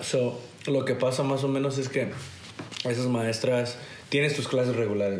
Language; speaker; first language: Spanish; early bilingual, heritage; Spanish